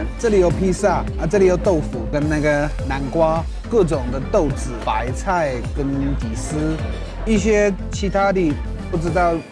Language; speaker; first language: Chinese; non-native, fluent; English